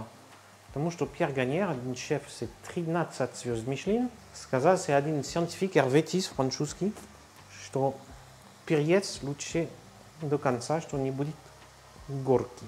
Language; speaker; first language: Russian; non-native, learner; French